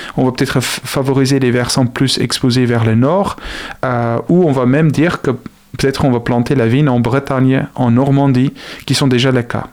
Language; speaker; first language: French; non-native, fluent; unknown